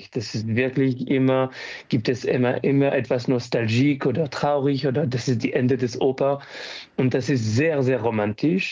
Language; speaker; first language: German; non-native, learner; French